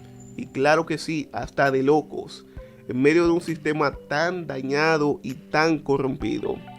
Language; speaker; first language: Spanish; native; Spanish